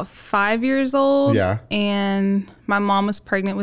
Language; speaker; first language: English; native; English